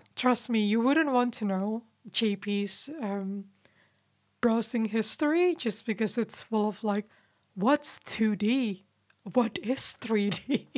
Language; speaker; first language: English; non-native, fluent; Indonesian